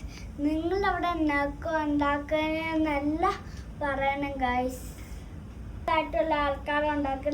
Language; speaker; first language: Malayalam; early bilingual, heritage; Malayalam